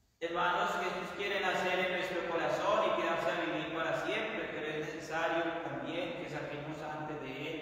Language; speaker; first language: Spanish; native; Spanish